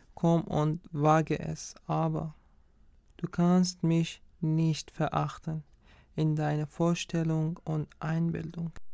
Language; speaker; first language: German; non-native, fluent; Persian